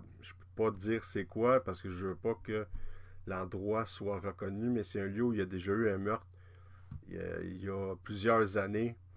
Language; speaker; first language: French; native; French